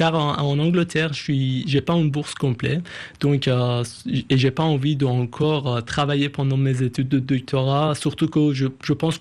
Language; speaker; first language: French; non-native, fluent; Persian